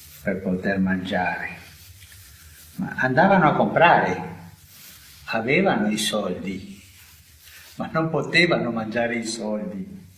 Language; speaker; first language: Italian; non-native, fluent; Spanish